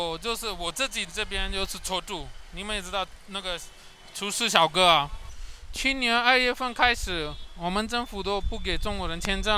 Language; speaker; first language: Chinese; non-native, learner; Hindi